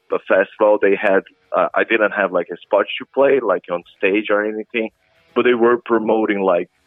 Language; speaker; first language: English; non-native, fluent; Portuguese